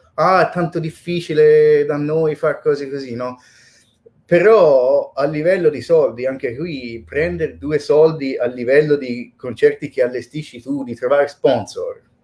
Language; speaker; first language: Italian; native; Italian